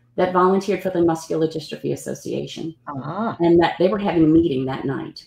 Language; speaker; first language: English; native; English